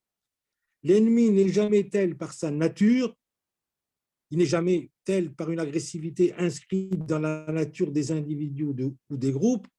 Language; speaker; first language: French; native; French